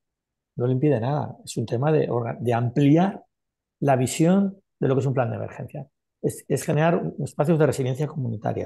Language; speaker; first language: Spanish; native; Spanish